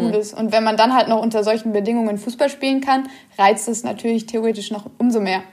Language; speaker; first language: German; native; German